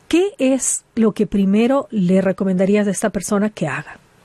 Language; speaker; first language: Spanish; native; Spanish